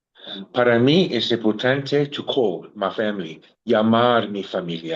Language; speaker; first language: Spanish; non-native, learner; English